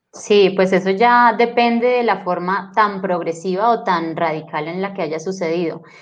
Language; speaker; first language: Spanish; native; Spanish